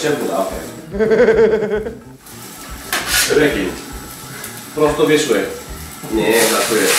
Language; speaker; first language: Polish; non-native, learner; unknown